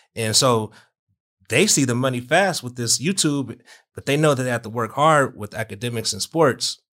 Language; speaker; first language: English; native; English